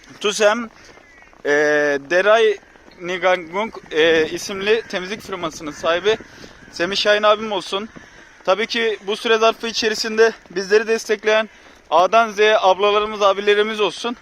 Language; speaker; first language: Turkish; native; Turkish